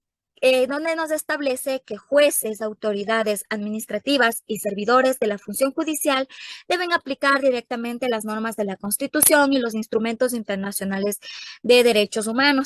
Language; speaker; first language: Spanish; native; Spanish